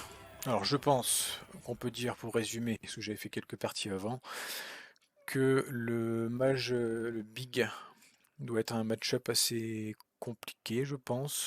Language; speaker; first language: French; native; French